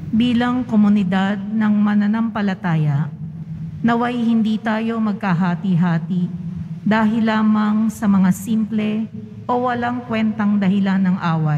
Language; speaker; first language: Filipino; native; Filipino